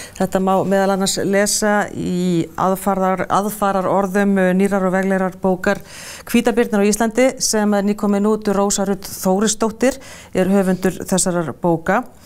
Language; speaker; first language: Icelandic; native; Icelandic